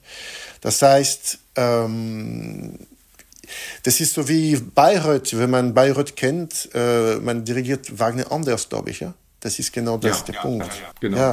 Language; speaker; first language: German; non-native, fluent; French